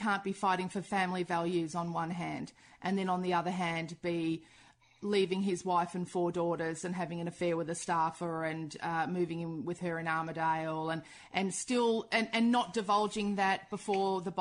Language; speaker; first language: English; native; English